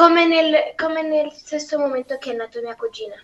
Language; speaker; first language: Italian; non-native, learner; Spanish